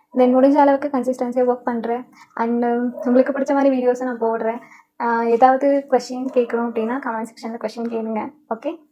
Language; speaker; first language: Tamil; non-native, local second language; Malayalam